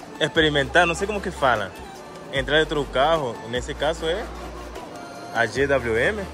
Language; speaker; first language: Portuguese; non-native, fluent; Spanish